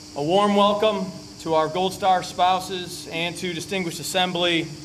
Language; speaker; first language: English; native; English